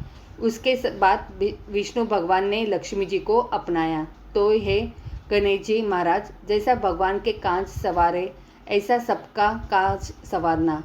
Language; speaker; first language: Hindi; native; Hindi